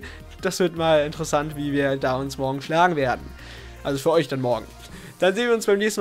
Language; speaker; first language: German; native; German